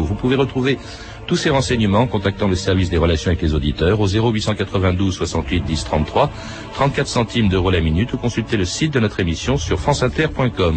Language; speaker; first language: French; native; French